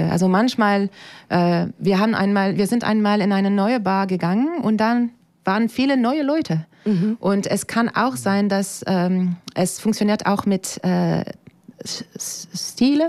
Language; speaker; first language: German; non-native, learner; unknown